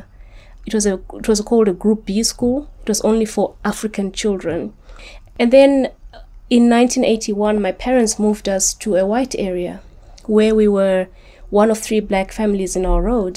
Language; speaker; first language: English; non-native, local second language; Shona